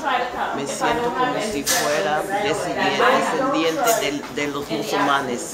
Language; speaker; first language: Spanish; non-native, fluent; English